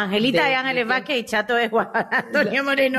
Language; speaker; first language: Spanish; native; Spanish